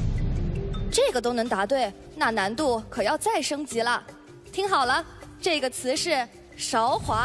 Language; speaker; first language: Chinese; native; Chinese